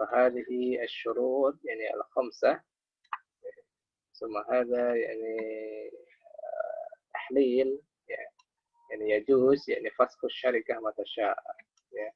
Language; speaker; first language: Arabic; non-native, fluent; Indonesian